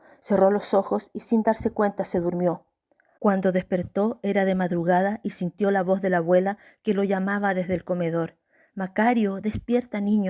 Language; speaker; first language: Spanish; native; Spanish